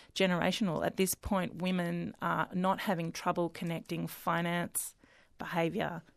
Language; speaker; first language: English; native; English